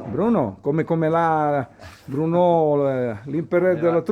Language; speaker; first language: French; non-native, learner; Italian